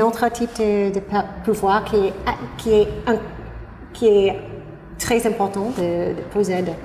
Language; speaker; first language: French; non-native, fluent; English